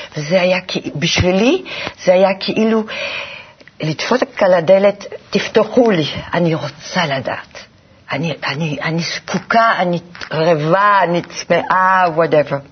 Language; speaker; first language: Hebrew; non-native, fluent; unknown